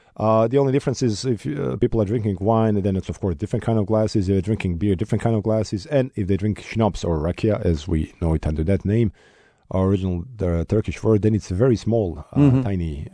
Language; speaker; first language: English; non-native, fluent; Bosnian